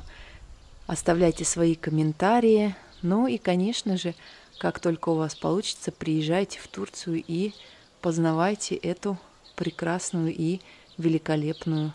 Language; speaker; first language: Russian; native; Russian